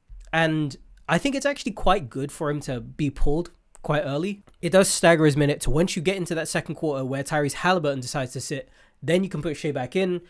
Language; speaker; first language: English; native; English